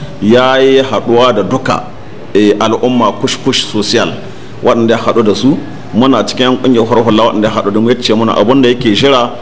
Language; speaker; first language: Hausa; native; Hausa